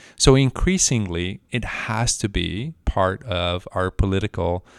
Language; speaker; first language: English; non-native, fluent; Spanish